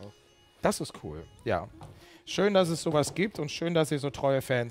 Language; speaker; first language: German; native; German